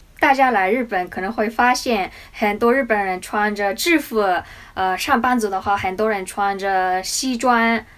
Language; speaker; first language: Chinese; non-native, fluent; Japanese